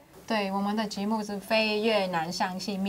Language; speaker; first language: Chinese; non-native, fluent; Vietnamese